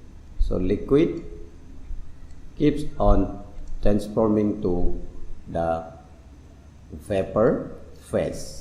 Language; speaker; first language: English; non-native, local second language; Assamese